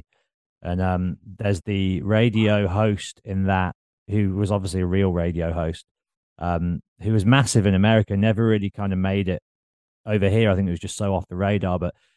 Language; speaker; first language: English; native; English